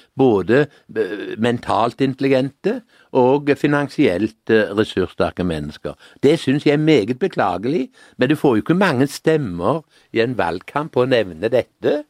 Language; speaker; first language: Norwegian; native; Norwegian